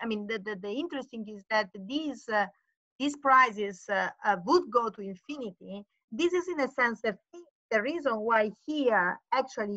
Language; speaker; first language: English; non-native, fluent; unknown